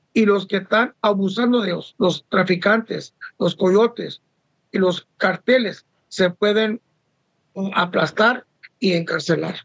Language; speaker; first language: Spanish; early bilingual, heritage; Spanish